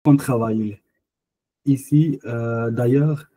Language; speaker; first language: French; non-native, fluent; Hindi